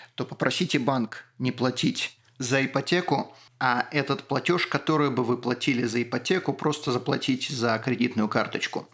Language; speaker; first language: Russian; native; Russian